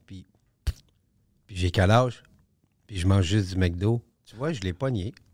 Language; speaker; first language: French; native; French